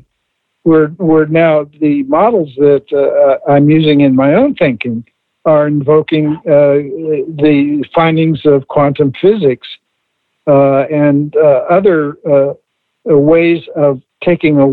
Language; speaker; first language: English; native; English